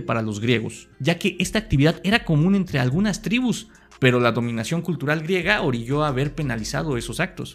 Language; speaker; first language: Spanish; native; Spanish